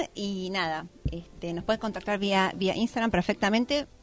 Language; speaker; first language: Spanish; native; Spanish